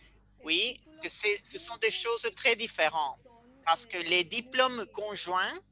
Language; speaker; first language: French; non-native, fluent; Spanish